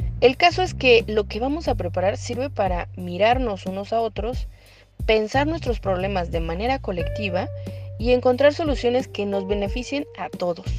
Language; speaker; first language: Spanish; native; Spanish